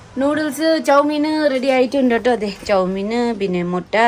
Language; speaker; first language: Malayalam; non-native, learner; Nepali